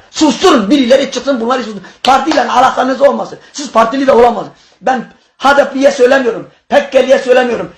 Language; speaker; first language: Turkish; non-native, local second language; Kurdish